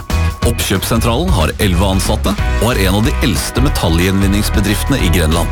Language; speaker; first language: Norwegian; native; Norwegian